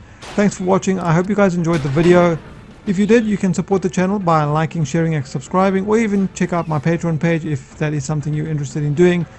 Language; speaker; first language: English; native; English